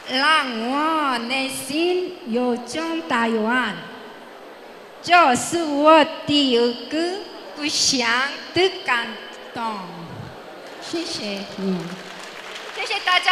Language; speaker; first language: Chinese; non-native, learner; Korean